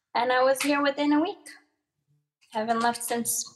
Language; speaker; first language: English; early bilingual, other home language; Arabic